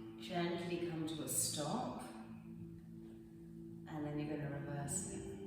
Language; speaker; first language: English; native; English